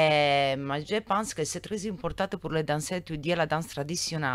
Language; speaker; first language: French; non-native, learner; Italian